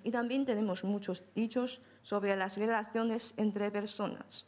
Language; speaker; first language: Spanish; non-native, fluent; Chinese